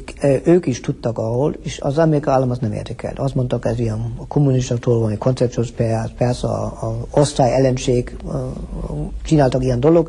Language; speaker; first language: Hungarian; early bilingual, heritage; Hungarian